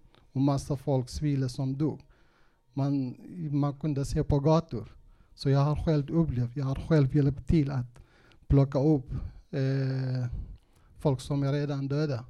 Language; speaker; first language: Swedish; non-native, local second language; Kurdish